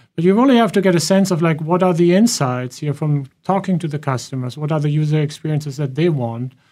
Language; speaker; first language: English; non-native, fluent; German